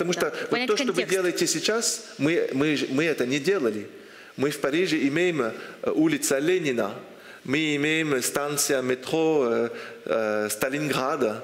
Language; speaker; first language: Russian; non-native, fluent; French